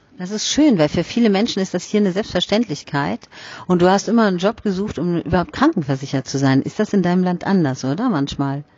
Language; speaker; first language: German; native; German